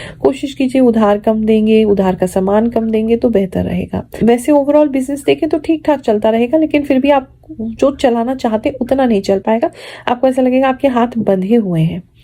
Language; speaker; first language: Hindi; native; Hindi